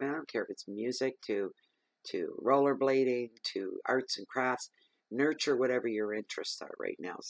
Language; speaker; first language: English; native; English